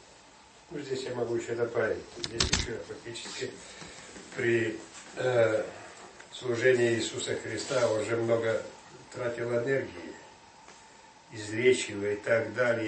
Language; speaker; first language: Russian; native; Russian